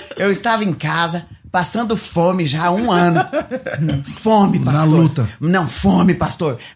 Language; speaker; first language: Portuguese; native; Portuguese